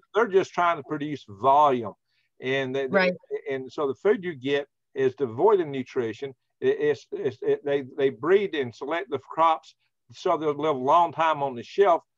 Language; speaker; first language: English; native; English